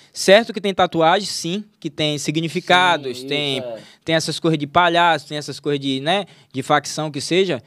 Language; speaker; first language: Portuguese; native; Portuguese